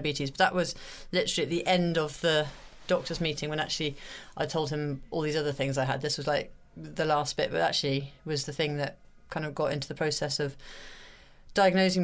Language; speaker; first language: English; native; English